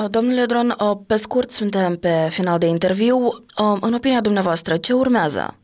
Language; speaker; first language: Romanian; native; Romanian